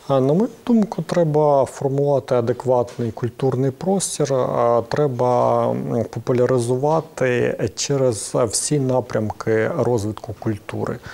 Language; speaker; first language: Ukrainian; native; Ukrainian